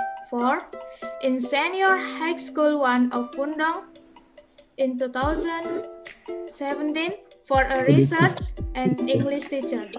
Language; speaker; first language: English; non-native, learner; Indonesian